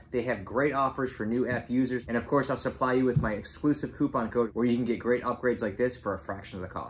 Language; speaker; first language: English; native; English